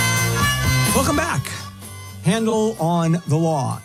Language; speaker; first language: English; native; English